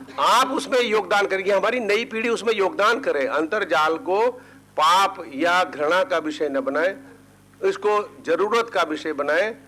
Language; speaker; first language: Hindi; native; Hindi